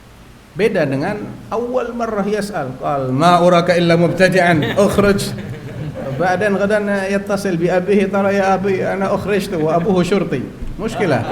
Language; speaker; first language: Arabic; non-native, fluent; Indonesian